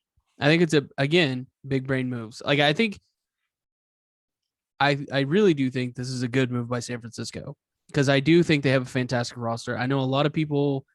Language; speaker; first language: English; native; English